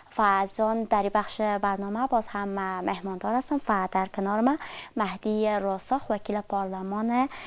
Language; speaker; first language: Persian; native; Persian